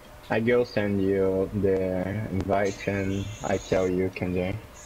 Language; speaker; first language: English; non-native, learner; Portuguese